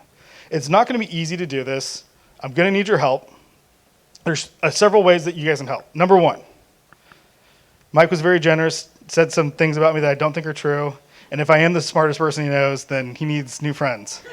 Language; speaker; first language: English; native; English